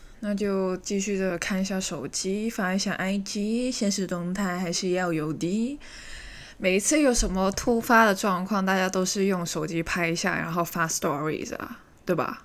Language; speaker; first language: Chinese; native; Chinese